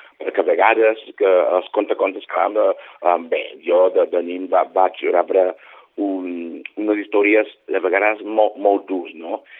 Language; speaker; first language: Catalan; non-native, fluent; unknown